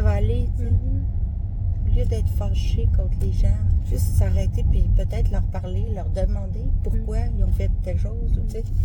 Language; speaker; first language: French; native; French